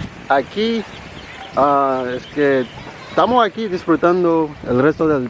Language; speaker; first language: Spanish; non-native, learner; Haitian Creole